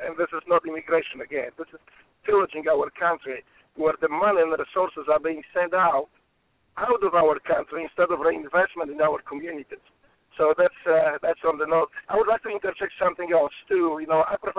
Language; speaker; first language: English; non-native, fluent; Polish